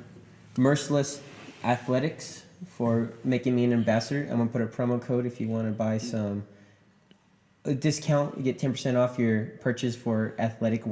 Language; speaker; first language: English; native; English